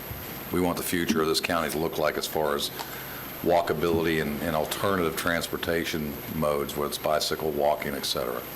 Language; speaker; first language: English; native; English